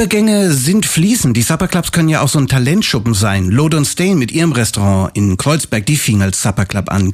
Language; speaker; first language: German; native; German